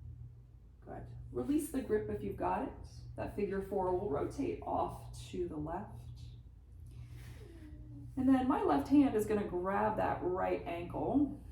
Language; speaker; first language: English; native; English